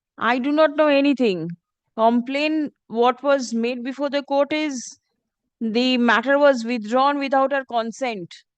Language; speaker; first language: English; non-native, local second language; Bangla